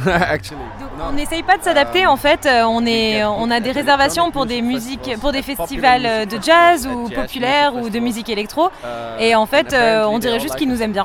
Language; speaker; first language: French; non-native, fluent; Dutch